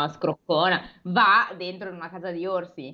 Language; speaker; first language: Italian; native; Italian